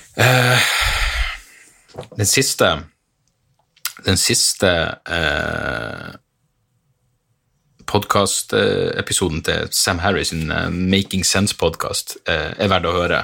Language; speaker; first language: Norwegian; native; Norwegian